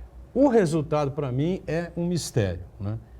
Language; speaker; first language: Portuguese; native; Portuguese